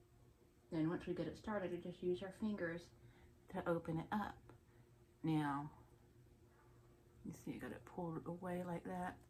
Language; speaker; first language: English; native; English